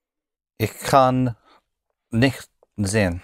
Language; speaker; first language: German; non-native, learner; English